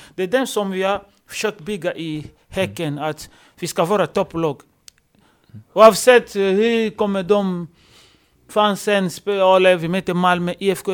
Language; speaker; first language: Swedish; non-native, fluent; Lingala